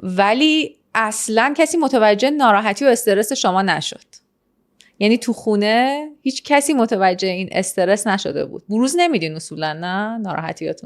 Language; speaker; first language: Persian; native; Persian